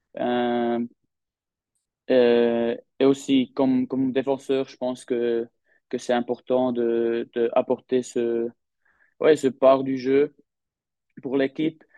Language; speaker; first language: French; non-native, local second language; German